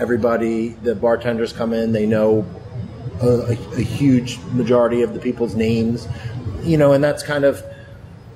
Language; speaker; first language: English; native; English